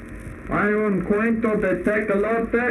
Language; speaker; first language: Spanish; non-native, learner; English